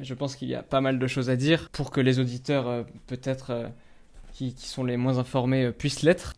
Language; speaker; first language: French; native; French